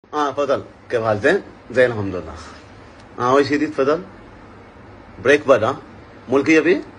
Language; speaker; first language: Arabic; non-native, learner; Malayalam